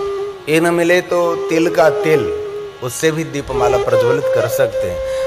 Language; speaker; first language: Hindi; non-native, local second language; Gujarati